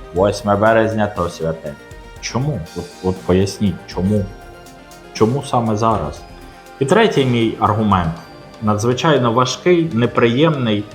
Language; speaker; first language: Ukrainian; non-native, local second language; Russian